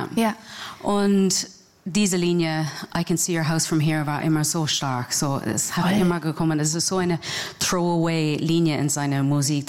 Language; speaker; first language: German; non-native, fluent; English